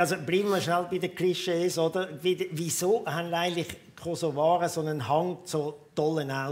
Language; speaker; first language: German; native; German